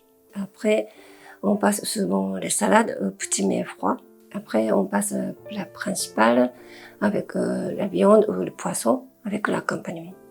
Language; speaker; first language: French; non-native, fluent; Japanese